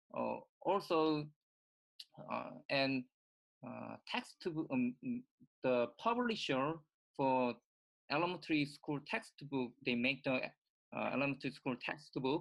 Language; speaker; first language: English; non-native, learner; Korean